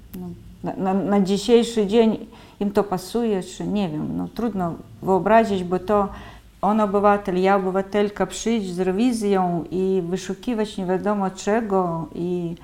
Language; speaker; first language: Polish; early bilingual, heritage; Polish